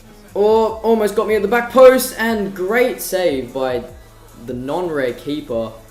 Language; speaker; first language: English; native; English